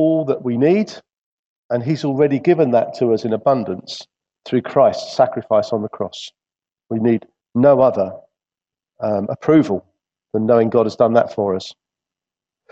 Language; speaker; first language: English; native; English